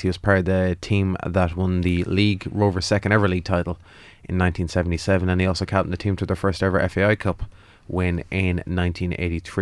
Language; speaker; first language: English; native; English